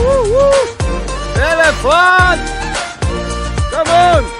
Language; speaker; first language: English; non-native, learner; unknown